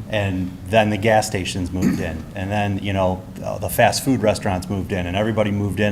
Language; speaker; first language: English; native; English